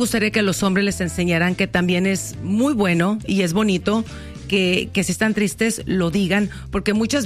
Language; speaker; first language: Spanish; native; Spanish